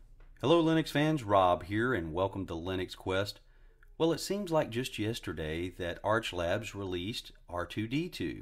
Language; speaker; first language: English; native; English